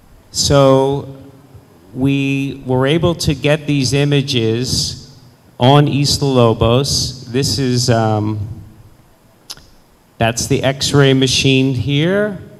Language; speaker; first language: English; native; English